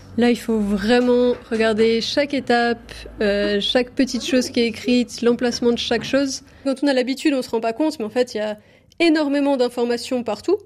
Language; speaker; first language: French; native; French